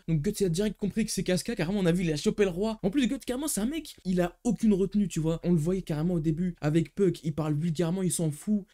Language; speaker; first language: French; native; French